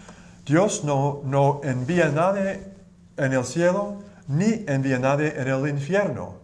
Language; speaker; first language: Spanish; non-native, learner; English